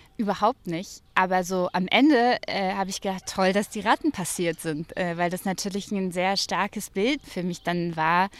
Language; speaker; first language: German; native; German